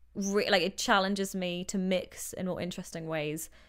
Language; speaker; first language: English; native; English